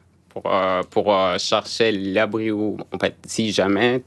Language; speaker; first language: French; non-native, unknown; Arabic